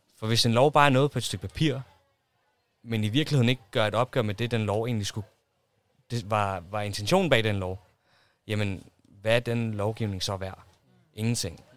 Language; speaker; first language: Danish; early bilingual, other home language; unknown